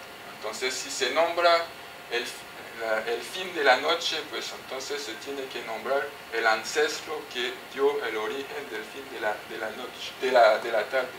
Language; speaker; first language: Spanish; non-native, fluent; French